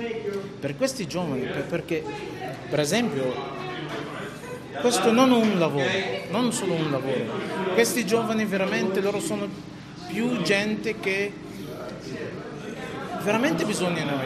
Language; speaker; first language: Italian; non-native, fluent; Arabic